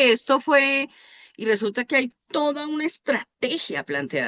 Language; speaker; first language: Spanish; native; Spanish